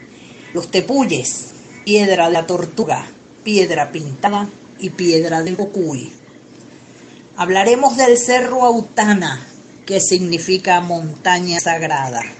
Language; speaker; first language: Spanish; native; Spanish